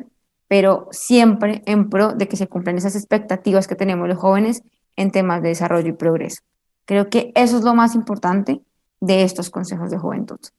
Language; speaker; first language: Spanish; native; Spanish